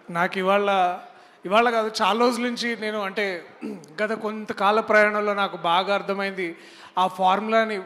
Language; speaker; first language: Telugu; native; Telugu